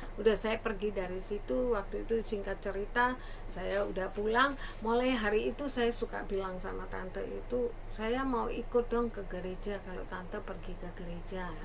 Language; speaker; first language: Indonesian; early bilingual, other home language; Sindhi